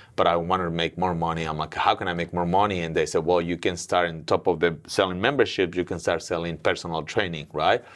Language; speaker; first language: English; non-native, fluent; Spanish